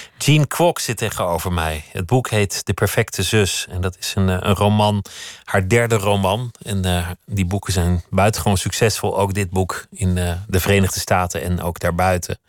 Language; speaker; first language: Dutch; native; Dutch